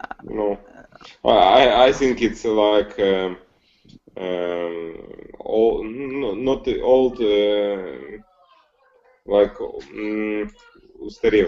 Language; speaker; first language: English; non-native, learner; Russian